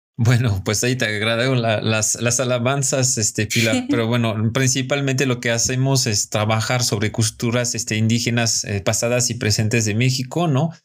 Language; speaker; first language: Spanish; non-native, fluent; French